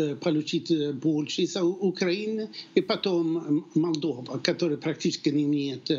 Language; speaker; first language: Russian; non-native, fluent; Swedish